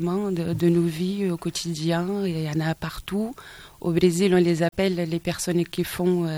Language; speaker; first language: French; non-native, fluent; Portuguese